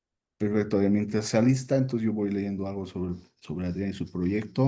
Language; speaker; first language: Spanish; native; Spanish